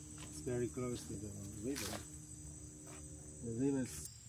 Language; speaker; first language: English; non-native, fluent; Spanish